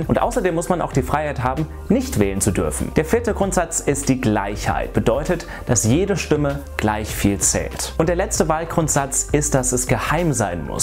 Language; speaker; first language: German; native; German